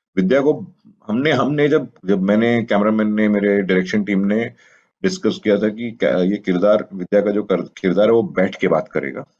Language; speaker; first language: Hindi; native; Hindi